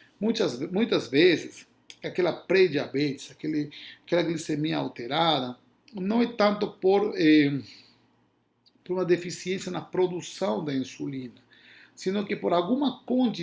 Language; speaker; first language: Portuguese; non-native, fluent; Spanish